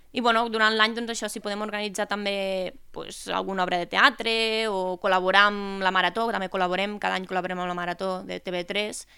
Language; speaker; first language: Catalan; native; Catalan